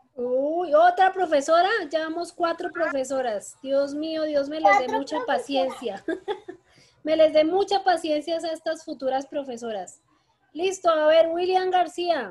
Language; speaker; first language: Spanish; native; Spanish